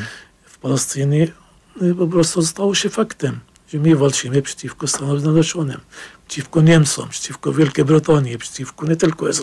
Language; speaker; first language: Polish; non-native, fluent; Arabic